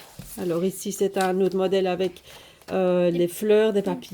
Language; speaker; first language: French; native; French